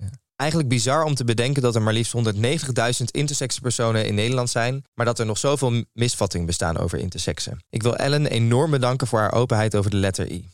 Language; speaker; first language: Dutch; native; Dutch